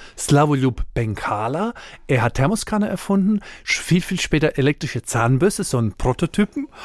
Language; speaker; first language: German; non-native, fluent; Croatian